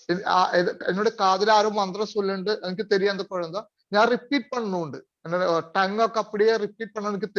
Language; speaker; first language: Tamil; non-native, learner; Malayalam